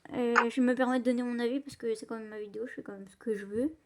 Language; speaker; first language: French; native; French